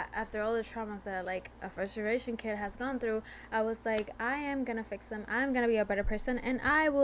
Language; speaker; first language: English; non-native, fluent; Spanish